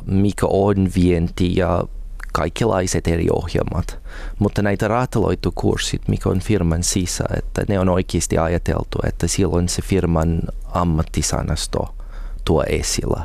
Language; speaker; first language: Finnish; non-native, learner; English